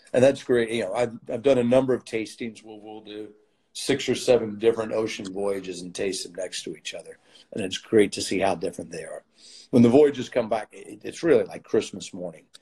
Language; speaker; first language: English; native; English